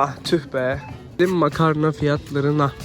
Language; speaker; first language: Turkish; native; Turkish